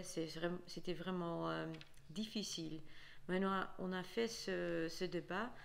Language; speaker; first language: French; non-native, fluent; Dutch